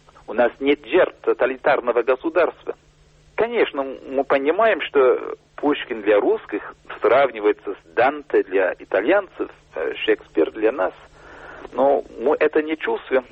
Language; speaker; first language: Russian; non-native, fluent; English